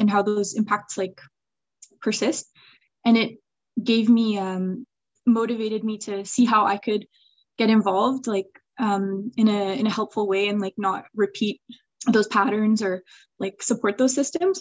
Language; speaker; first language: English; early bilingual, other home language; Swiss German